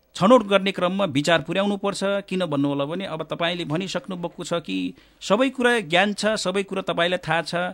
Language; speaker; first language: Nepali; non-native, local second language; Eastern Tamang